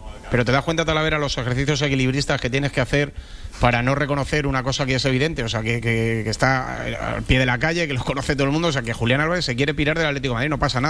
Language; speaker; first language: Spanish; native; Spanish